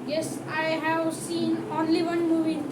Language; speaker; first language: English; non-native, learner; Marathi